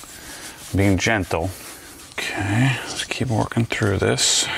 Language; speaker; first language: English; native; English